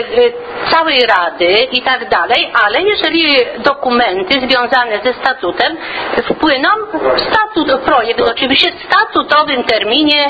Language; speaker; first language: Polish; native; Polish